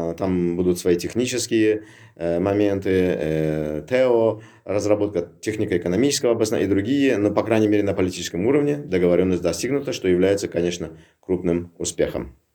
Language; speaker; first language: Russian; non-native, local second language; Uzbek